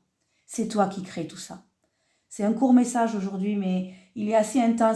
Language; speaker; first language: French; native; French